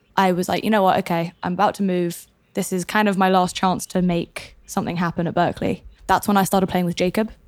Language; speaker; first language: English; native; English